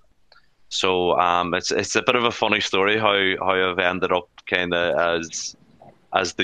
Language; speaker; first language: English; native; English